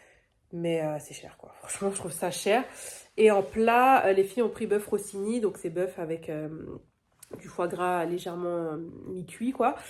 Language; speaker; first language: French; native; French